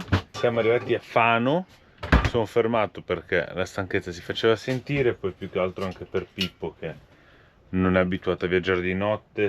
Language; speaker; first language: Italian; native; Italian